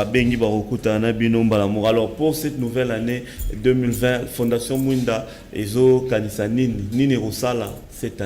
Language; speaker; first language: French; non-native, local second language; Lingala